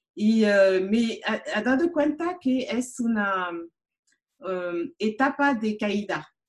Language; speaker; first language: Spanish; non-native, learner; French